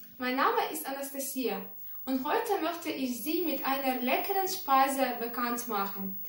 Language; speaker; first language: German; non-native, learner; Russian